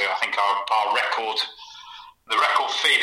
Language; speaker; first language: English; native; English